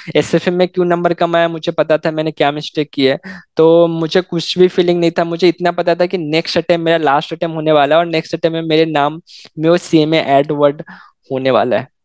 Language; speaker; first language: Hindi; native; Hindi